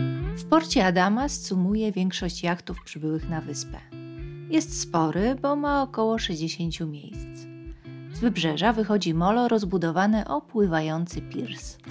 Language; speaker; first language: Polish; native; Polish